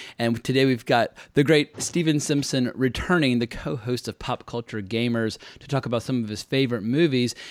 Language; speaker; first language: English; native; English